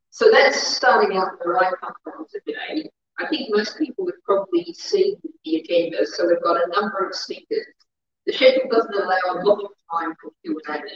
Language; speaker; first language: English; native; English